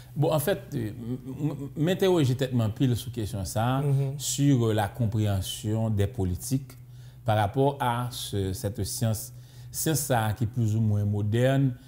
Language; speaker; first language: French; native; French